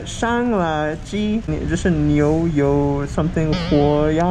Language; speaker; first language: Chinese; non-native, fluent; English